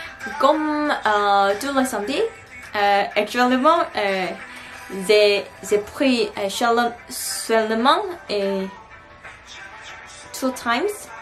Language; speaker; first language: French; non-native, learner; Korean